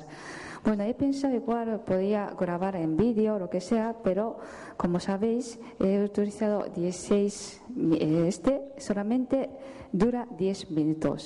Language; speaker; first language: Spanish; non-native, fluent; Japanese